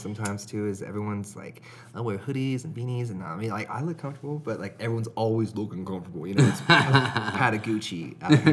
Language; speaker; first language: English; native; English